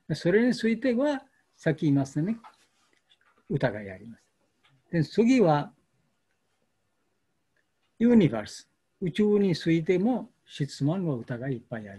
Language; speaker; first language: Japanese; non-native, fluent; Bangla